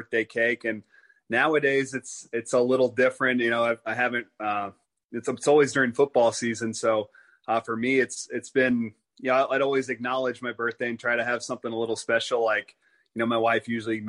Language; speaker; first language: English; native; English